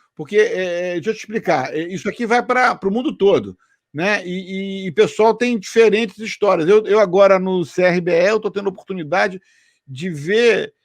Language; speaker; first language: Portuguese; native; Portuguese